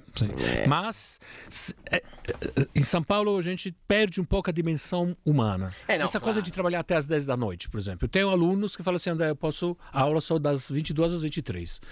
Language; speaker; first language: Portuguese; non-native, fluent; Italian